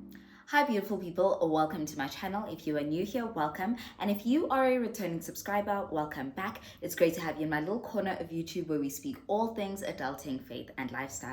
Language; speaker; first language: English; non-native, local second language; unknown